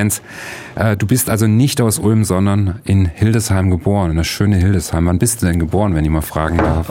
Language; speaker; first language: German; native; German